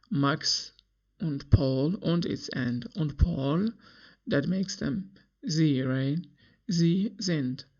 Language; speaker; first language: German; non-native, learner; English